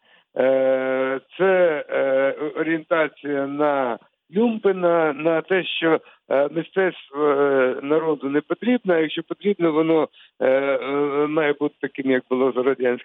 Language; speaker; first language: Ukrainian; non-native, local second language; Russian